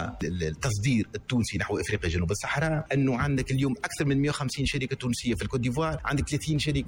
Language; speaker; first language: Arabic; native; Arabic